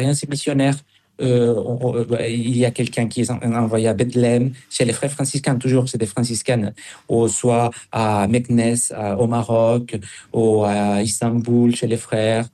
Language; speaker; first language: French; non-native, fluent; Spanish